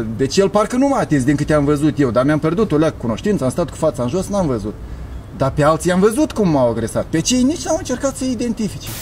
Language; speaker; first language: Romanian; native; Romanian